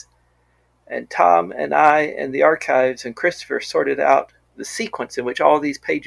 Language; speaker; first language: English; native; English